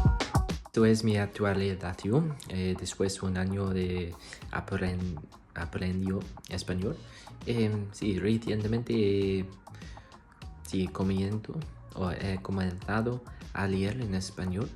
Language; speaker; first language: Spanish; non-native, learner; English